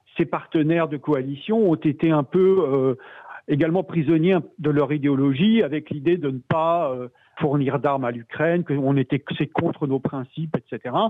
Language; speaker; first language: French; native; French